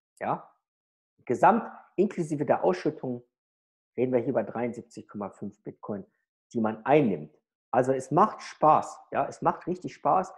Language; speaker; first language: German; native; German